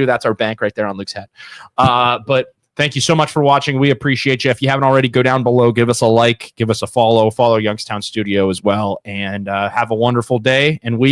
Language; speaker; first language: English; native; English